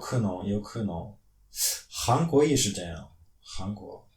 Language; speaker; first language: Chinese; non-native, fluent; French